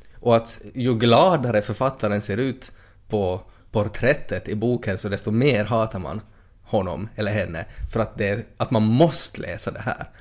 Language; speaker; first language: Swedish; native; Swedish